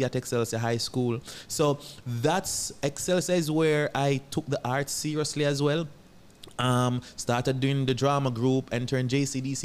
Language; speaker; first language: English; non-native, local second language; Jamaican Creole English